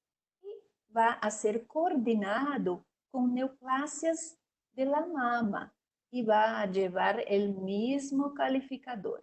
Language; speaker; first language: Spanish; non-native, learner; Portuguese